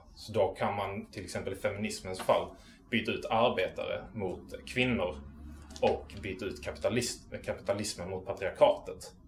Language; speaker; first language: Swedish; native; Swedish